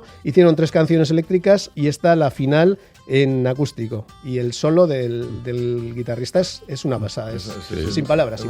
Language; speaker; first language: Spanish; native; Spanish